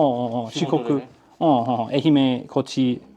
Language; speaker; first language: Japanese; non-native, learner; English